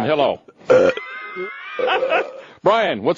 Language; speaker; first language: English; native; English